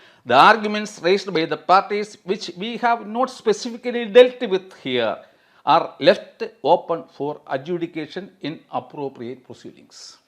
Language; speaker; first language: English; non-native, local second language; Malayalam